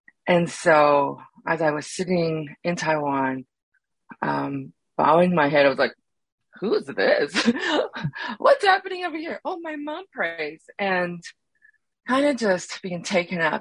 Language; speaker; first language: English; non-native, local second language; Afrikaans